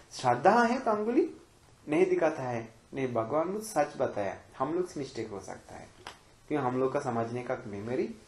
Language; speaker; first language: Hindi; non-native, fluent; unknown